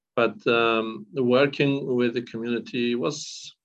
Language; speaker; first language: English; non-native, fluent; Kurdish